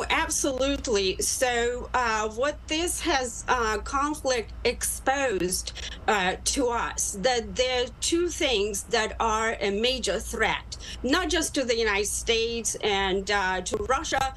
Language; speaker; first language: English; non-native, fluent; Russian